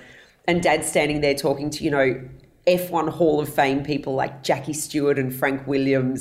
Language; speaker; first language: English; native; English